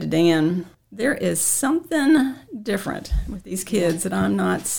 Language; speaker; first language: English; native; English